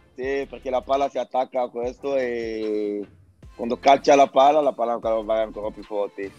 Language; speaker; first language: Italian; non-native, fluent; French